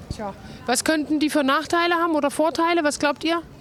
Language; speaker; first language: German; native; German